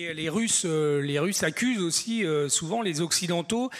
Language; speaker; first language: French; native; French